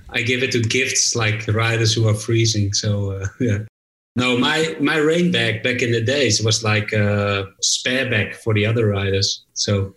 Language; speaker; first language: English; non-native, fluent; Dutch